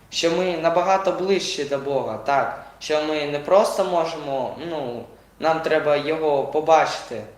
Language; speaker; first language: Ukrainian; non-native, local second language; Russian